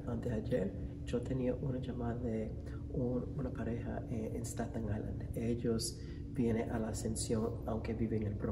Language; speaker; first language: Spanish; non-native, fluent; English